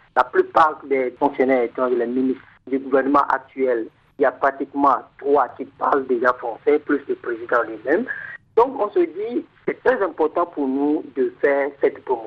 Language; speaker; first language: French; non-native, fluent; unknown